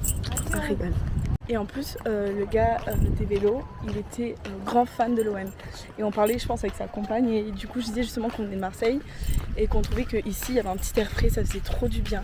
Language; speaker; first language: French; native; French